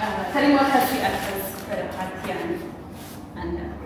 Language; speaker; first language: Indonesian; non-native, learner; Amharic